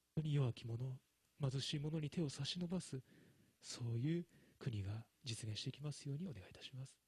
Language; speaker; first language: Japanese; native; Japanese